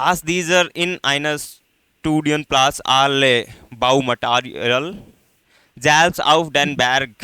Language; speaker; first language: German; non-native, fluent; Hindi